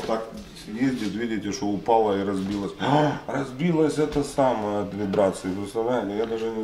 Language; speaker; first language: Russian; native; Russian